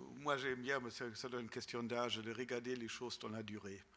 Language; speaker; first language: French; non-native, fluent; German